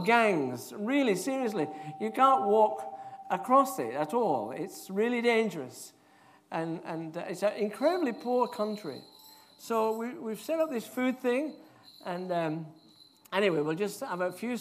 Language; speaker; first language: English; native; English